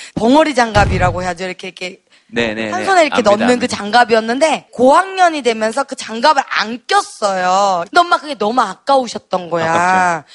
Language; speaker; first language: Korean; native; Korean